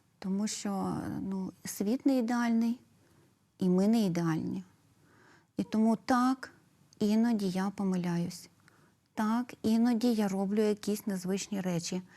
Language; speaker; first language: Ukrainian; native; Ukrainian